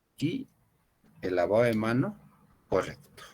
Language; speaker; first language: Spanish; native; Spanish